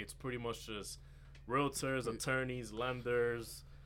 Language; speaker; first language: English; native; English